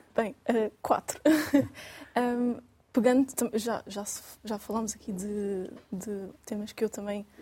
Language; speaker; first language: Portuguese; native; Portuguese